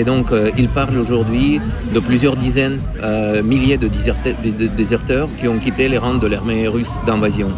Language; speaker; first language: French; non-native, fluent; Russian